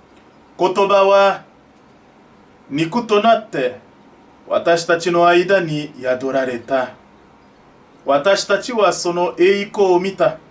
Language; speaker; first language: Japanese; non-native, fluent; French